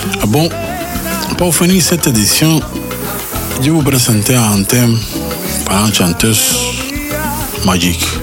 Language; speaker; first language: French; non-native, learner; Spanish